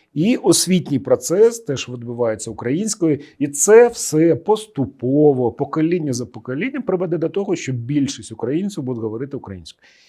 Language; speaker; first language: Ukrainian; non-native, local second language; Russian